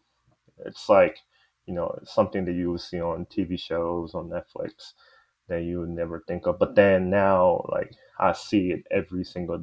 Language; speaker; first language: English; native; English